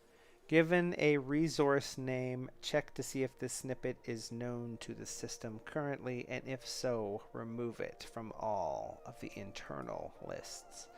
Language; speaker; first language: English; native; English